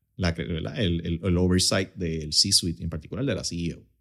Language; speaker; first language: Spanish; native; Spanish